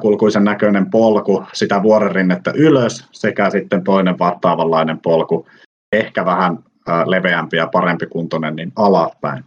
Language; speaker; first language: Finnish; native; Finnish